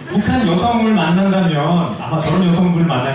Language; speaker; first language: Korean; native; Korean